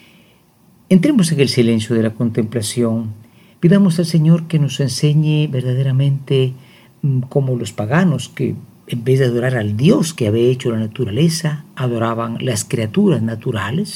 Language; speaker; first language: Spanish; native; Spanish